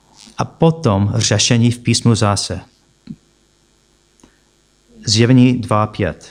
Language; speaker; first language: Czech; non-native, fluent; English